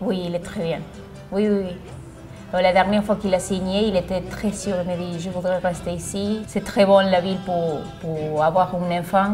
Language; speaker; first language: French; non-native, learner; Spanish